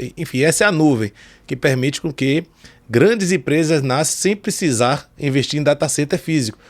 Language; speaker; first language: Portuguese; early bilingual, heritage; Portuguese